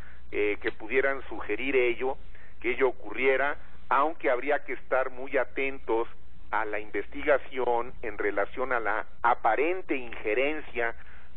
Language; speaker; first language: Spanish; native; Spanish